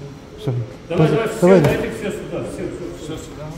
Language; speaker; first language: Russian; non-native, learner; Tajik